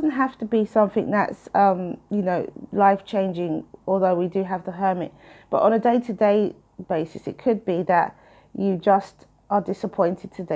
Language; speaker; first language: English; native; English